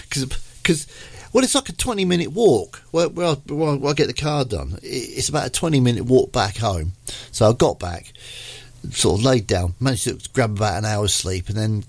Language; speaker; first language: English; native; English